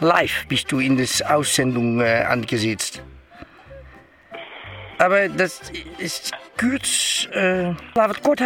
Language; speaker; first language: Dutch; native; Dutch